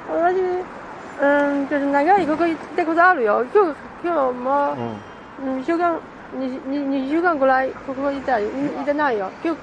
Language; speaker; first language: Japanese; non-native, learner; Chinese